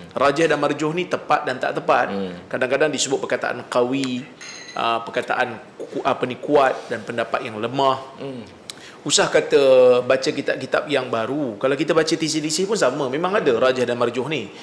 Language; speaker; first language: Malay; native; Malay